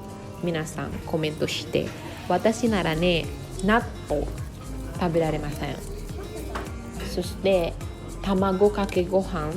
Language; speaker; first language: Japanese; non-native, fluent; Indonesian